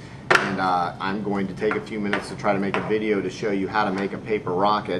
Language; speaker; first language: English; native; English